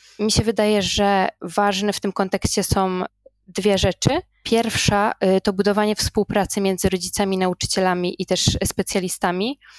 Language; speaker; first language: Polish; native; Polish